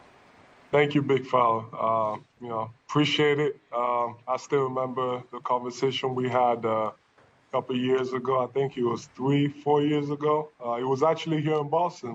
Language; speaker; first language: English; non-native, local second language; French